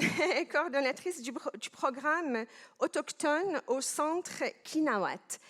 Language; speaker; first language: French; non-native, local second language; Arabic